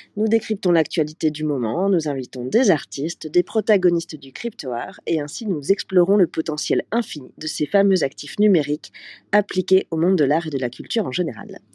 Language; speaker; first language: French; native; French